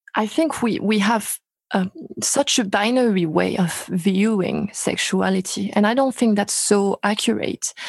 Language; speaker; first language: English; non-native, fluent; French